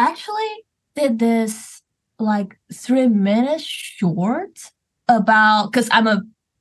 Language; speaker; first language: English; non-native, fluent; Chinese